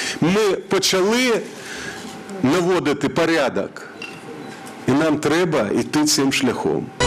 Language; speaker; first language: Ukrainian; non-native, local second language; Russian